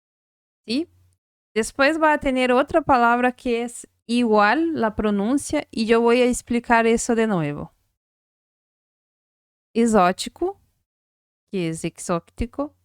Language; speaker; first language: Spanish; non-native, fluent; Portuguese